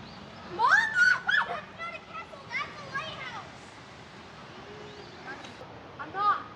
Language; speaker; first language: English; native; English